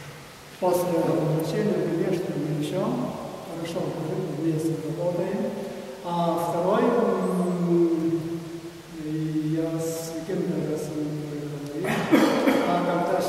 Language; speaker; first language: Russian; non-native, fluent; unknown